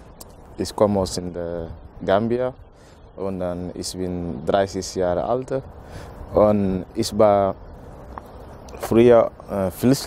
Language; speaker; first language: German; non-native, learner; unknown